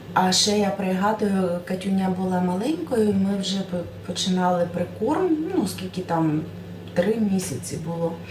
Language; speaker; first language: Ukrainian; native; Ukrainian